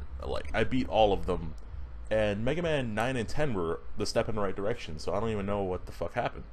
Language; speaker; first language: English; native; English